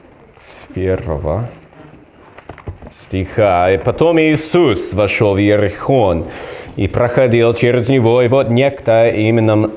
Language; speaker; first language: Russian; non-native, learner; English